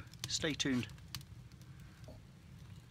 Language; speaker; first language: English; native; English